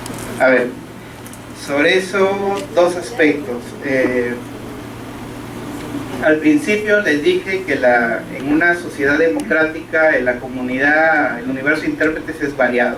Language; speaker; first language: Spanish; native; Spanish